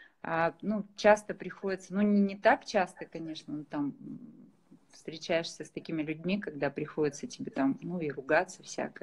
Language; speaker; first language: Russian; native; Russian